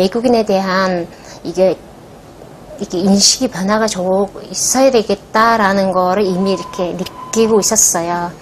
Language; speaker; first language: Korean; non-native, fluent; Mongolian